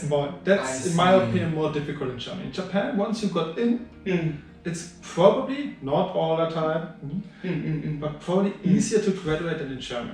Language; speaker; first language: English; non-native, fluent; German